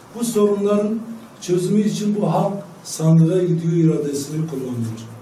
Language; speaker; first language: Turkish; non-native, local second language; Kurdish